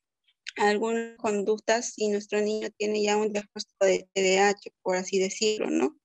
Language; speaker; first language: Spanish; native; Spanish